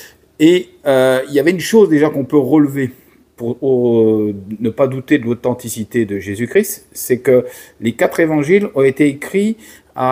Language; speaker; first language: French; native; French